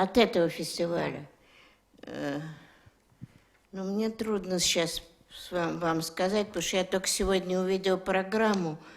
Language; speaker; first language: Russian; native; Russian